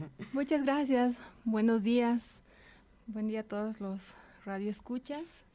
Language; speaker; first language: Spanish; native; Spanish